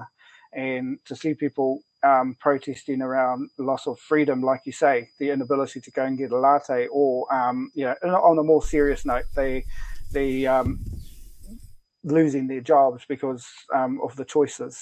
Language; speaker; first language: English; native; English